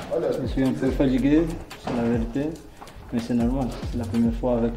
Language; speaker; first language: French; non-native, learner; Portuguese